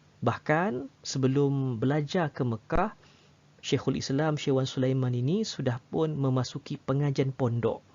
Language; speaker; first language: Malay; native; Malay